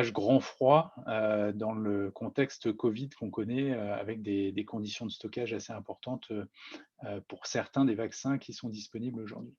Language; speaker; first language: French; native; French